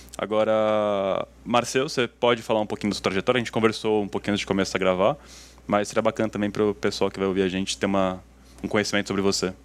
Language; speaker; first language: Portuguese; native; Portuguese